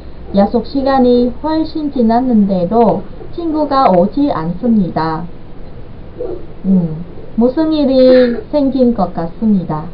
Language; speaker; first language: Korean; non-native, fluent; Vietnamese